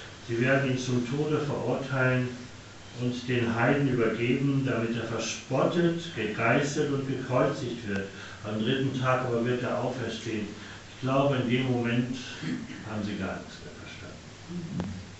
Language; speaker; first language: German; native; German